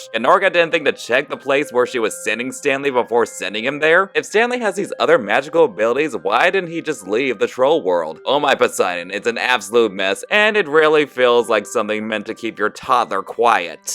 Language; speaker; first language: English; native; English